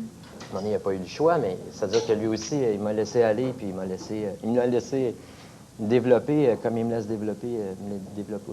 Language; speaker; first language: French; native; French